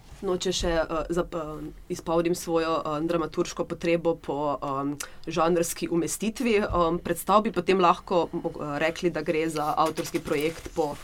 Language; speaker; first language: Slovenian; native; Slovenian